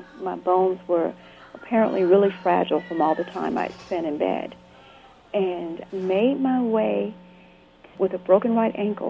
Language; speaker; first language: English; native; English